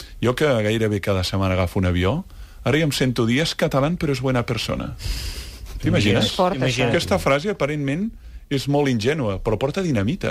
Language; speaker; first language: Catalan; native; Catalan